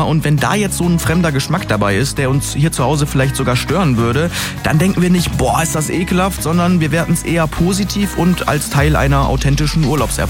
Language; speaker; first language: German; native; German